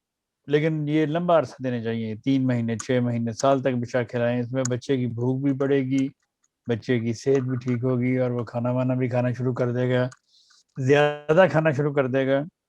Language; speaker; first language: Urdu; native; Urdu